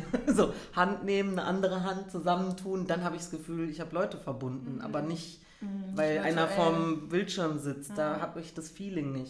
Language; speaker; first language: German; native; German